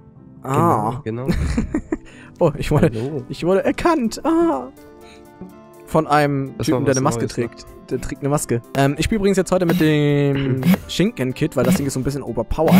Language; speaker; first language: German; native; German